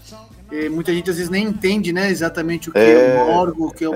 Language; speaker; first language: Portuguese; native; Portuguese